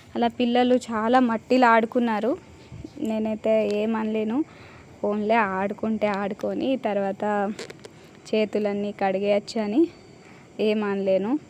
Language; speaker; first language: Telugu; non-native, local second language; Marathi